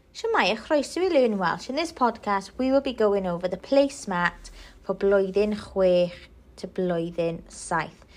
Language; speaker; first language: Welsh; non-native, local second language; English